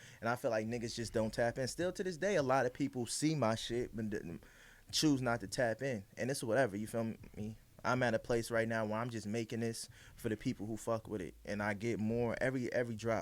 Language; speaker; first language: English; native; English